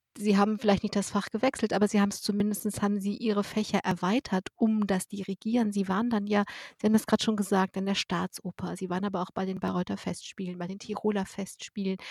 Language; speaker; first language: German; native; German